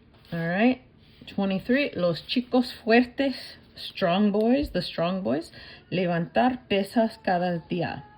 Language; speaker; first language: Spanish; non-native, fluent; English